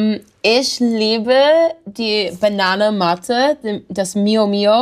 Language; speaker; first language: German; non-native, learner; English